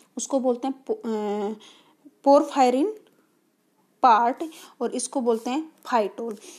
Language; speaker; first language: Hindi; native; Hindi